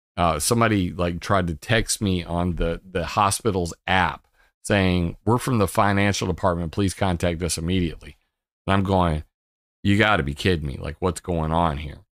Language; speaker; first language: English; native; English